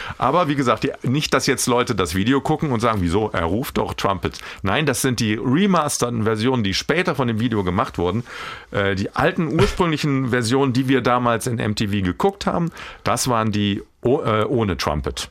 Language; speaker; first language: German; native; German